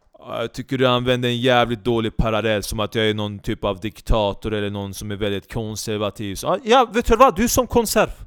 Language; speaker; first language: Swedish; native; Swedish